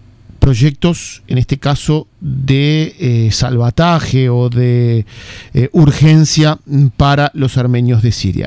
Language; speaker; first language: Spanish; native; Spanish